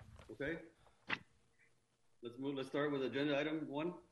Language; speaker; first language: English; early bilingual, other home language; Spanish